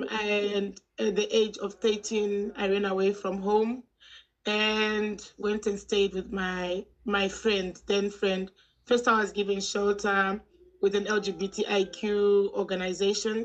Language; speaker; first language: English; non-native, local second language; Shona